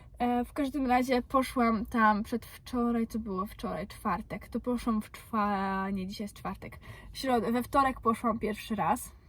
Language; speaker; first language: Polish; early bilingual, heritage; Polish